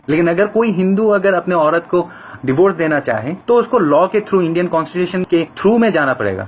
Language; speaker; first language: Hindi; non-native, fluent; Bangla